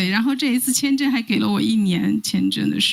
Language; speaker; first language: Chinese; native; Chinese